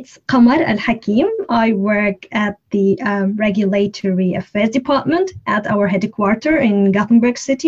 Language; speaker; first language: English; non-native, fluent; Arabic